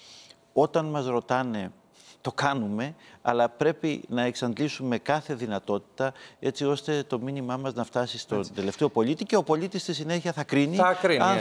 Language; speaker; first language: Greek; native; Greek